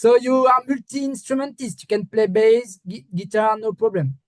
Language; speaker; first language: English; non-native, learner; French